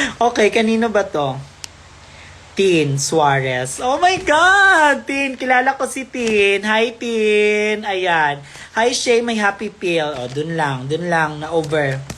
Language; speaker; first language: Filipino; non-native, local second language; Cebuano